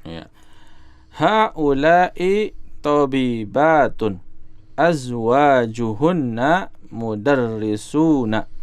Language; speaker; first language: Arabic; non-native, fluent; Indonesian